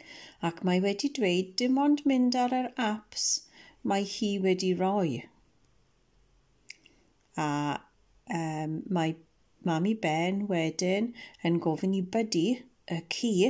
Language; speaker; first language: Welsh; non-native, local second language; English